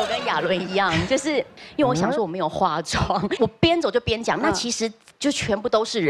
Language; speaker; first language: Chinese; native; Chinese